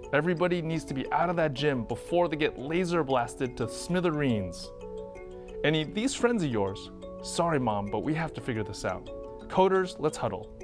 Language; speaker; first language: English; native; English